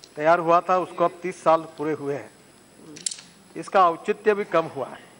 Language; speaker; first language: Hindi; non-native, local second language; Marathi